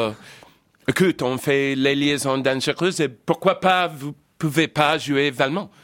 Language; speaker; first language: French; non-native, fluent; English